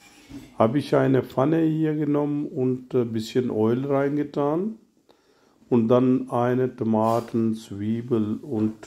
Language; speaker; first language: German; non-native, learner; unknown